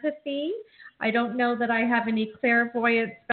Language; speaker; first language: English; native; English